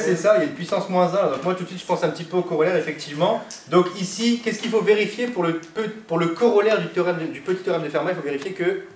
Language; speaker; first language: French; native; French